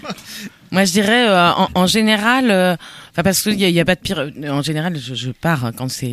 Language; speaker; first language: French; native; French